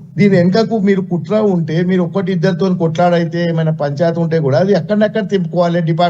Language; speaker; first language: Telugu; non-native, local second language; Gujarati